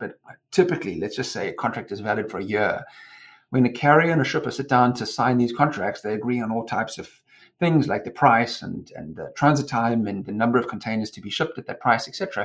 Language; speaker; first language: English; native; English